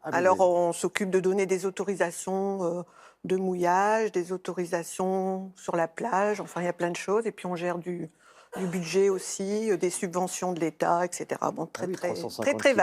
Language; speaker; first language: French; native; French